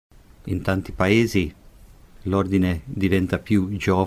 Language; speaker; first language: Italian; non-native, fluent; Hungarian